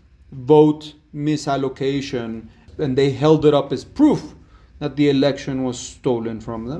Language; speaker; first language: English; non-native, fluent; Spanish